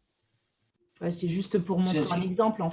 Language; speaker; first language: French; native; French